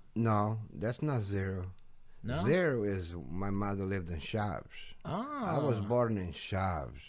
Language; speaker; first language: English; non-native, fluent; Portuguese